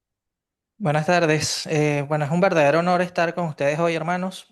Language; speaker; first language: Spanish; native; Spanish